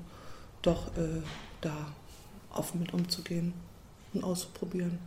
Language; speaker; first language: German; native; German